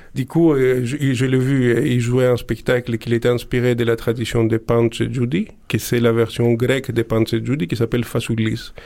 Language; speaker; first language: French; non-native, fluent; Greek